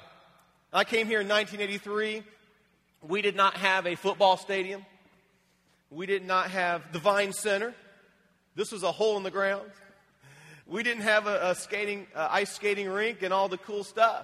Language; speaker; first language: English; native; English